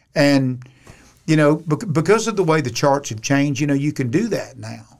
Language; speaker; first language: English; native; English